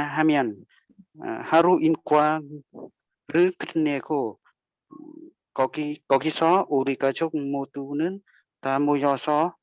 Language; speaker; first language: Korean; non-native, learner; Vietnamese